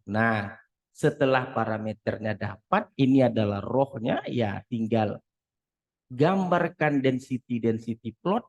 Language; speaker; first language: Indonesian; native; Indonesian